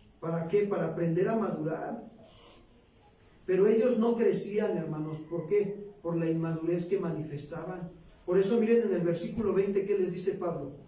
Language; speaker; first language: Spanish; native; Spanish